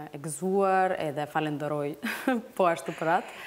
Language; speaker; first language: Albanian; non-native, fluent; Macedonian